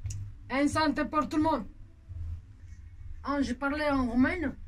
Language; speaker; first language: French; non-native, local second language; Romanian